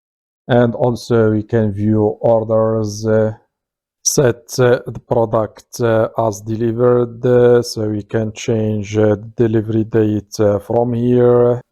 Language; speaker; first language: English; non-native, fluent; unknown